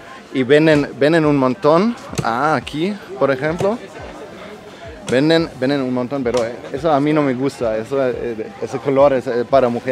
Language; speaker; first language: Spanish; non-native, learner; German